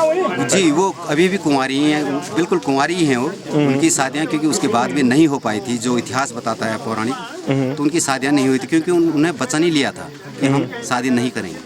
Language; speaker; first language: Hindi; native; Hindi